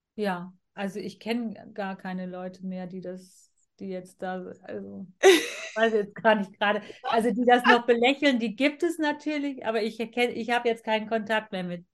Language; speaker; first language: German; native; German